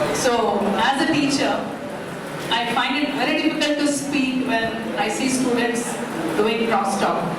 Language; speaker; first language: English; non-native, local second language; Kannada